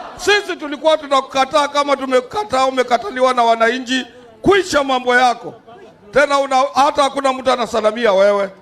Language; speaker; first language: Swahili; non-native, local second language; Luyia